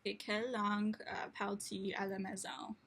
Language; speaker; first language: French; non-native, learner; English